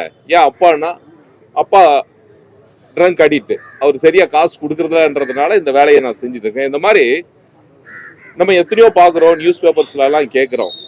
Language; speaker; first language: Tamil; native; Tamil